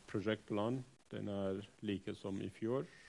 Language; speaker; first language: Norwegian; non-native, fluent; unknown